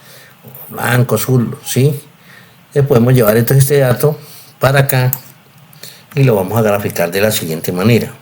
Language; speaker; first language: Spanish; native; Spanish